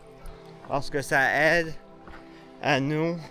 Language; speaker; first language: French; non-native, learner; English